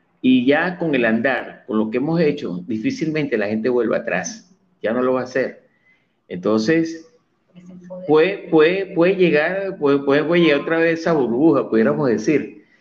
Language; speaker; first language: Spanish; native; Spanish